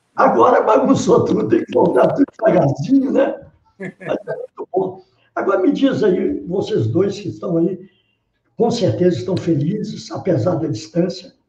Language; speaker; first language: Portuguese; native; Portuguese